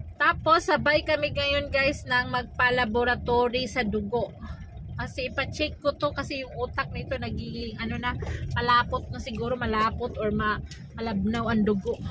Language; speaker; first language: Filipino; non-native, local second language; Cebuano